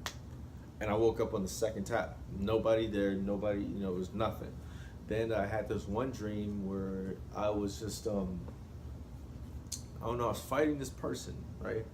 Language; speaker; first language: English; native; English